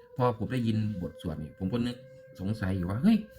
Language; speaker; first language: Thai; native; Thai